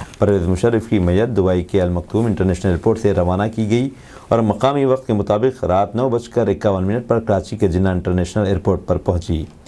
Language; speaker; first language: Urdu; native; Urdu